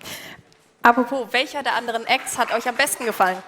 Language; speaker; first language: German; native; German